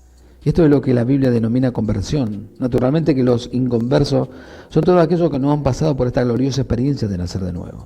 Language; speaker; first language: Spanish; native; Spanish